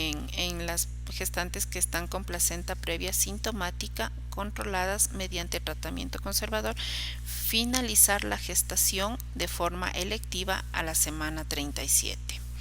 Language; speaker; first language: Spanish; native; Spanish